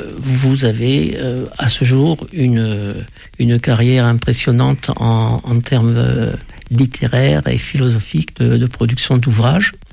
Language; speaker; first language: French; native; French